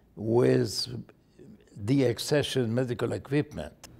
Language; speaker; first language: English; non-native, fluent; Hungarian